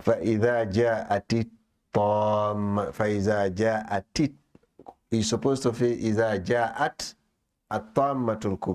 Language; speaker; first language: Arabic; non-native, fluent; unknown